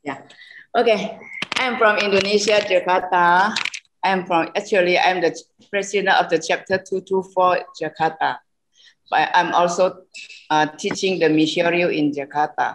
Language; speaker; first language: English; non-native, fluent; Indonesian